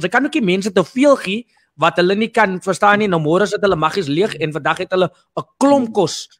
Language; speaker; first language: Afrikaans; native; Afrikaans